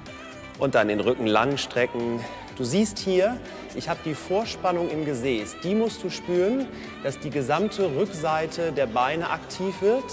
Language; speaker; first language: German; native; German